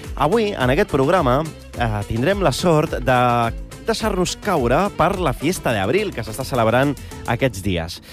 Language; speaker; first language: Catalan; early bilingual, other home language; Arabic